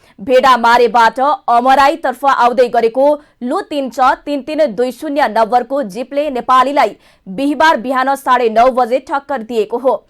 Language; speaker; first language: Nepali; native; Nepali